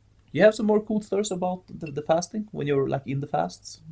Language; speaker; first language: English; non-native, fluent; Norwegian